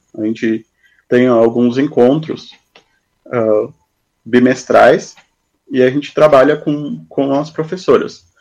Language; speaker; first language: Portuguese; native; Portuguese